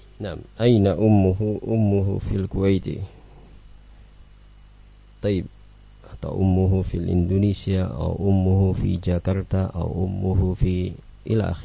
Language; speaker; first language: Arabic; non-native, fluent; Indonesian